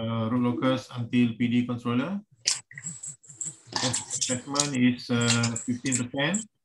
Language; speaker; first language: English; non-native, local second language; Malay